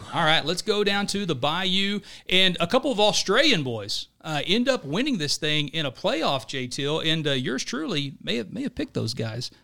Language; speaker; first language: English; native; English